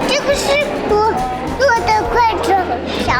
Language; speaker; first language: Chinese; early bilingual, heritage; Chinese